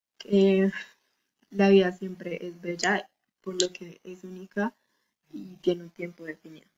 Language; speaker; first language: Spanish; native; Spanish